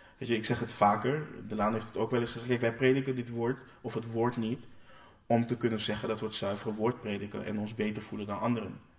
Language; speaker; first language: Dutch; non-native, local second language; Papiamento